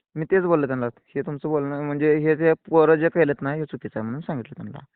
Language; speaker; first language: Marathi; native; Marathi